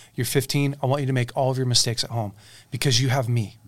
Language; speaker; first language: English; native; English